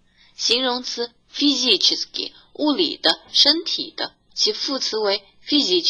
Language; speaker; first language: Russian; non-native, fluent; Chinese